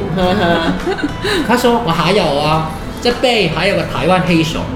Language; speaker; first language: Chinese; non-native, fluent; Cantonese